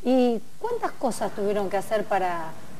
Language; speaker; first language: Spanish; native; Spanish